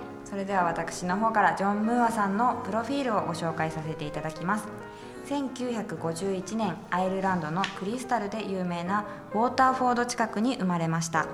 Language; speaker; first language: Japanese; native; Japanese